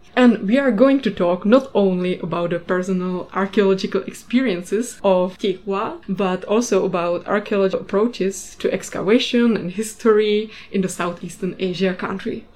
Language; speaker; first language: English; non-native, fluent; Czech